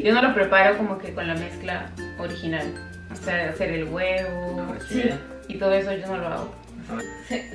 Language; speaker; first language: Spanish; native; Spanish